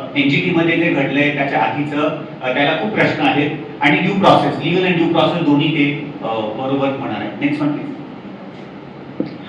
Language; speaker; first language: Marathi; non-native, local second language; Hindi